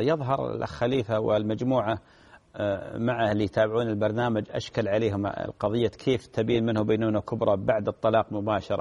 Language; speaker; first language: Arabic; native; Arabic